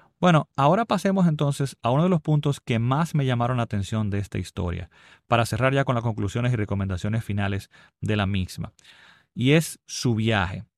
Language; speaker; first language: Spanish; native; Spanish